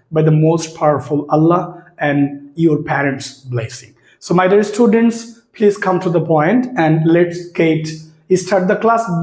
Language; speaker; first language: English; non-native, local second language; Bangla